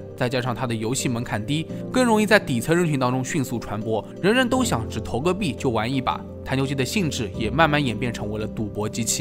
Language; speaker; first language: Chinese; native; Chinese